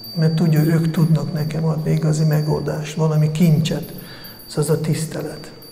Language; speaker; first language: Hungarian; non-native, fluent; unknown